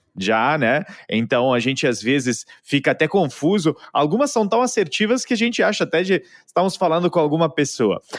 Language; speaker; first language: Portuguese; non-native, fluent; Italian